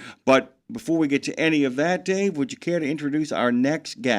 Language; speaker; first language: English; native; English